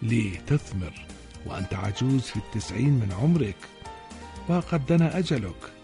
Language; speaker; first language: Arabic; native; Arabic